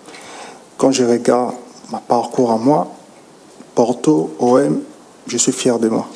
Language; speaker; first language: French; non-native, local second language; Lingala